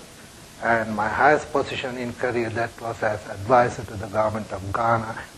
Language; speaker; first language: English; non-native, local second language; Sinhala